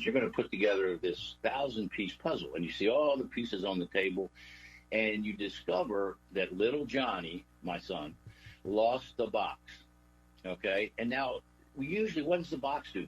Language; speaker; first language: English; native; English